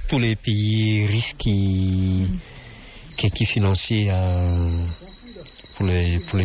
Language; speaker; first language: French; non-native, local second language; Malagasy